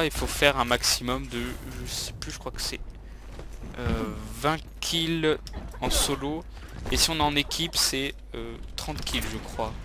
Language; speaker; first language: French; native; French